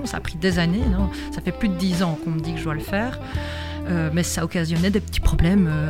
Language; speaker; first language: French; native; French